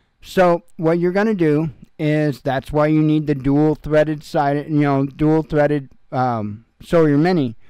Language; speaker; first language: English; native; English